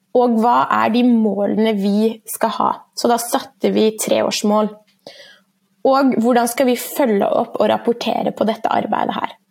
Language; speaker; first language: Norwegian; early bilingual, other home language; Persian